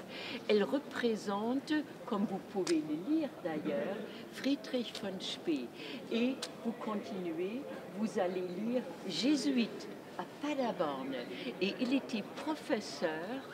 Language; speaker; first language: French; non-native, fluent; German